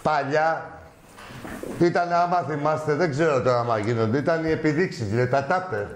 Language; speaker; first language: Greek; native; Greek